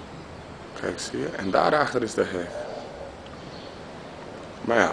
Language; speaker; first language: Dutch; non-native, fluent; Portuguese